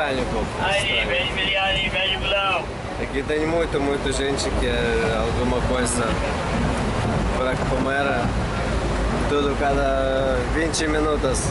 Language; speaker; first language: Portuguese; non-native, learner; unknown